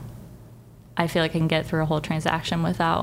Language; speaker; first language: English; native; English